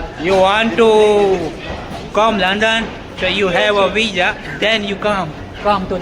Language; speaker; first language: English; non-native, learner; Gujarati